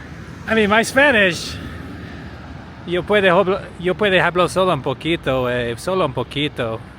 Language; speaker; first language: Spanish; non-native, learner; English